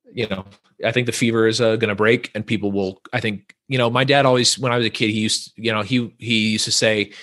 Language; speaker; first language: English; native; English